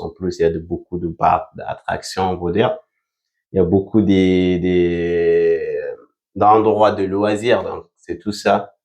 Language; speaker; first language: French; non-native, fluent; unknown